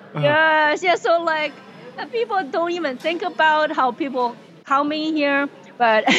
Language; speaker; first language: English; non-native, fluent; Chinese